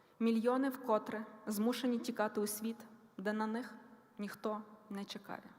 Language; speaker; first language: Ukrainian; native; Ukrainian